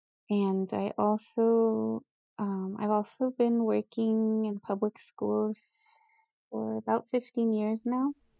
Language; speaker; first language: English; early bilingual, other home language; Spanish